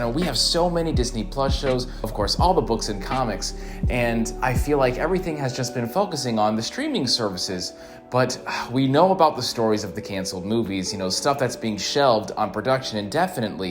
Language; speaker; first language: English; native; English